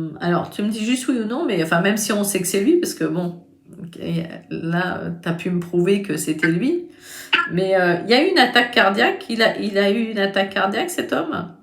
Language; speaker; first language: French; native; French